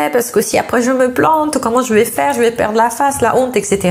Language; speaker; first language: French; non-native, fluent; Italian